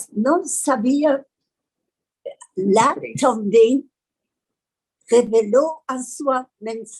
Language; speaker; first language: Portuguese; non-native, learner; Persian